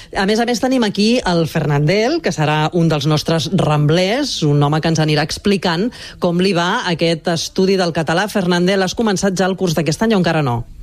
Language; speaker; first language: Catalan; native; Catalan